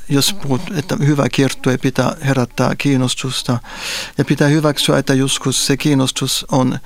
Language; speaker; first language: Finnish; non-native, fluent; French